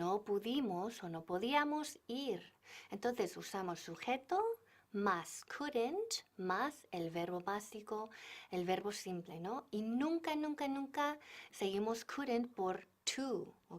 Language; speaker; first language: Spanish; non-native, fluent; English